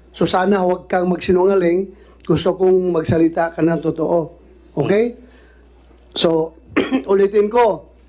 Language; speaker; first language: Filipino; non-native, local second language; Cebuano